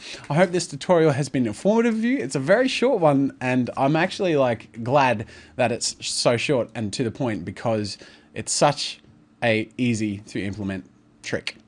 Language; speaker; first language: English; native; English